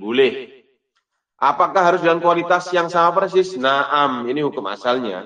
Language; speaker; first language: Indonesian; native; Indonesian